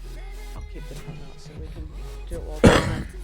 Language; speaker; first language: English; native; English